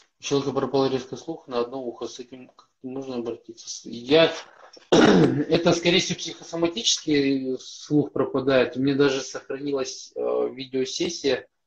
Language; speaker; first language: Russian; native; Russian